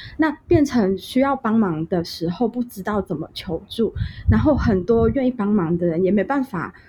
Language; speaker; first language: Chinese; non-native, local second language; Cantonese